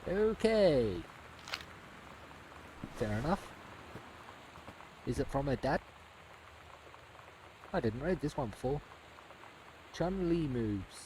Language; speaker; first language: English; native; English